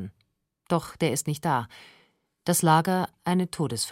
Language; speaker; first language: German; native; German